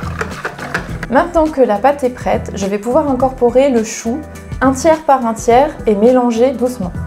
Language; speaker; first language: French; native; French